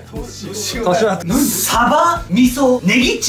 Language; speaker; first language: Japanese; native; Japanese